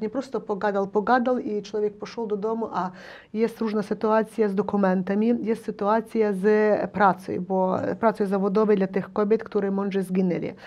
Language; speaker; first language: Polish; non-native, learner; Ukrainian